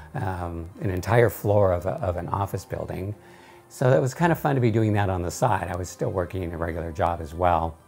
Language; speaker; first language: English; native; English